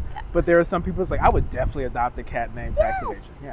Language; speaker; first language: English; native; English